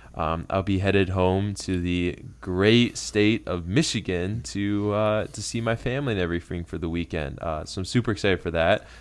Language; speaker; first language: English; native; English